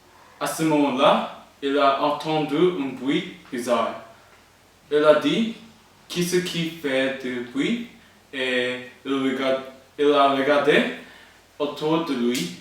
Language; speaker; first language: French; non-native, learner; English